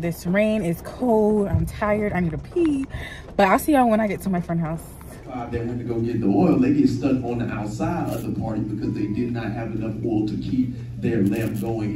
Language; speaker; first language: English; native; English